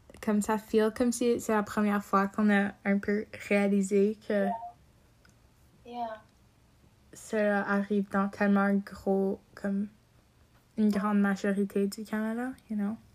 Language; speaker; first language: French; non-native, local second language; English